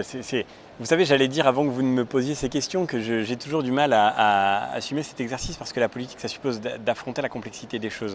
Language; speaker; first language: French; native; French